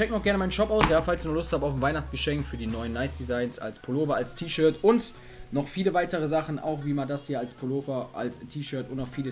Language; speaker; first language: German; native; German